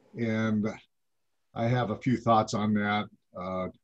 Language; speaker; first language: English; native; English